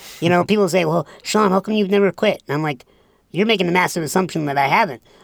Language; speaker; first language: English; native; English